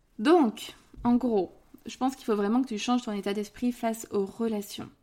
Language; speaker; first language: French; native; French